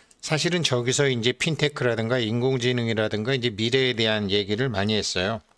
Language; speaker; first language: Korean; native; Korean